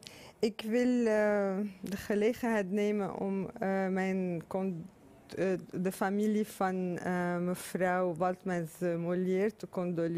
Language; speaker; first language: Dutch; non-native, fluent; Arabic